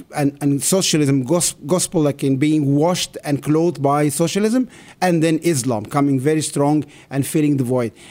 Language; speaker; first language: English; non-native, fluent; Arabic